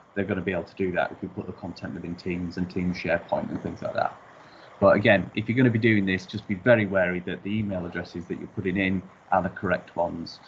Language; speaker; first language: English; native; English